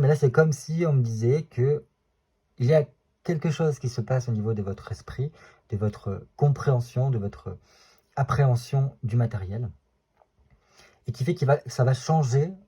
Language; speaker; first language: French; native; French